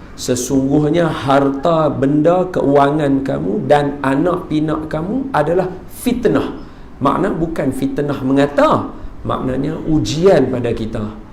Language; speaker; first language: Malay; native; Malay